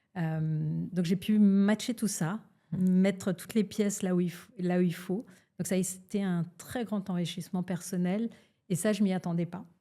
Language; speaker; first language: French; early bilingual, other home language; Portuguese